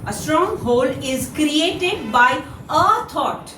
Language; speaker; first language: English; non-native, local second language; Gujarati